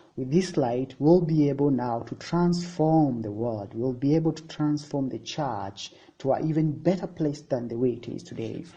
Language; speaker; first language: English; non-native, local second language; Swahili